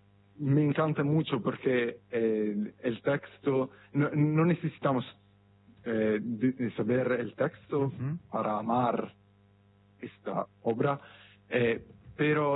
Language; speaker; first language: Spanish; non-native, fluent; Italian